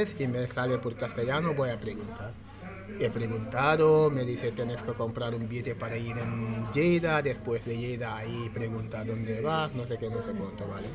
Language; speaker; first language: Spanish; non-native, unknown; Wolof